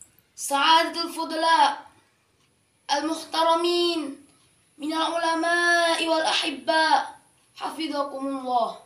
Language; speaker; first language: Arabic; non-native, learner; Indonesian